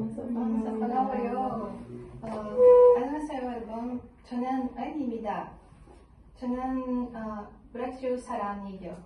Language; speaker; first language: Korean; non-native, learner; Portuguese